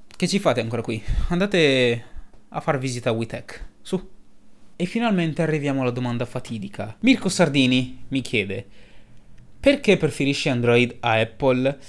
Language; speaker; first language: Italian; early bilingual, other home language; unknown